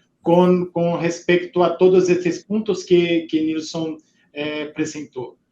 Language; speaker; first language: Spanish; non-native, fluent; Portuguese